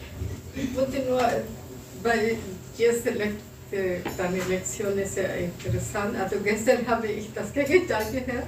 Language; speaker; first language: German; non-native, fluent; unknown